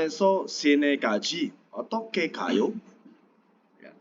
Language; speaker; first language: Korean; non-native, fluent; Indonesian